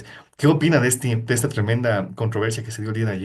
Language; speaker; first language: Spanish; native; Spanish